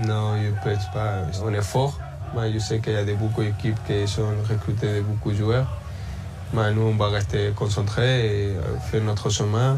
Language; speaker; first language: French; early bilingual, other home language; Spanish